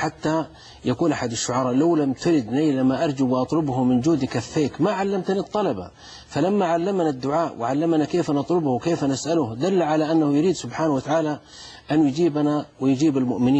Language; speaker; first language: Arabic; native; Arabic